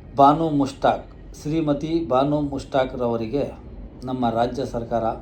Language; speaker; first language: Kannada; native; Kannada